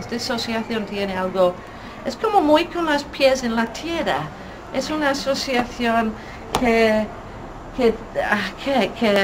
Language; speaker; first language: Spanish; non-native, fluent; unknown